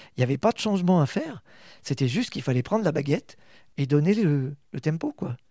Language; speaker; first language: French; native; French